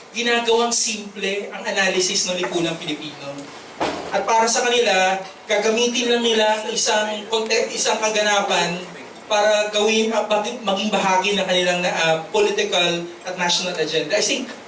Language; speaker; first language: Filipino; non-native, local second language; Cebuano